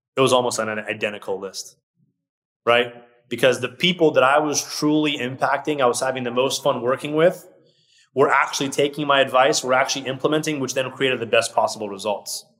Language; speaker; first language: English; early bilingual, other home language; Portuguese